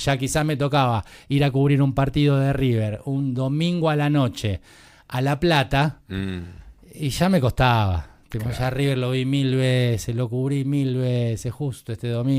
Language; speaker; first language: Spanish; native; Spanish